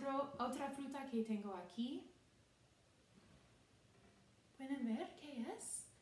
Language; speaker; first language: Spanish; non-native, fluent; English